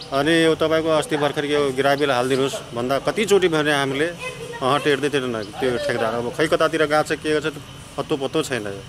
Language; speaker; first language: Nepali; native; Nepali